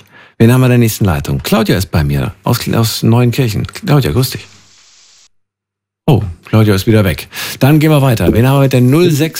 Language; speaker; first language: German; native; German